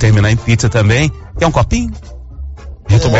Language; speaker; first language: Portuguese; native; Portuguese